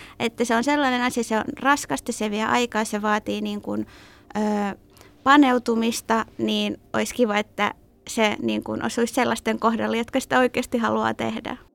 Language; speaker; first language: Finnish; early bilingual, other home language; Persian